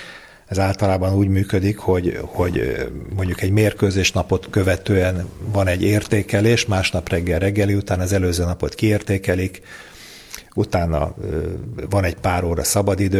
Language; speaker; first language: Hungarian; native; Hungarian